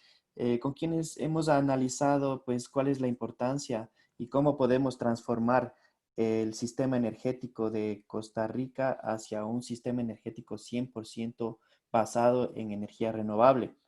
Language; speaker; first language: Spanish; native; Spanish